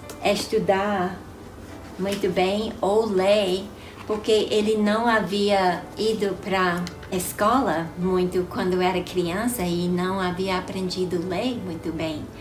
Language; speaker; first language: Portuguese; non-native, fluent; English